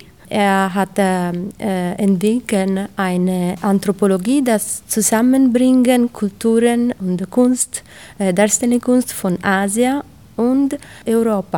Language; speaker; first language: German; non-native, learner; Italian